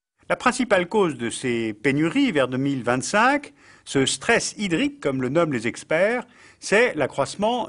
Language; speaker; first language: French; native; French